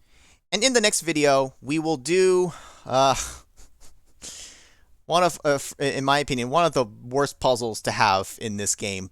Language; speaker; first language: English; native; English